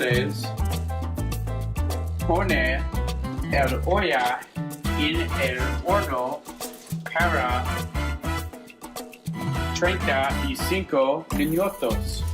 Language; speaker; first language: Spanish; non-native, learner; English